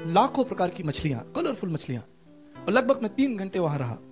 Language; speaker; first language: Hindi; native; Hindi